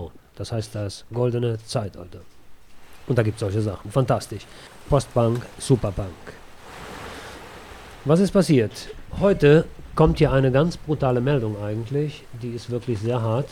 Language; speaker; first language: German; native; German